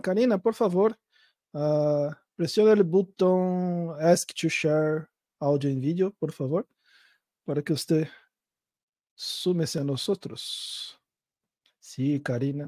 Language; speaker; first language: Spanish; non-native, learner; Portuguese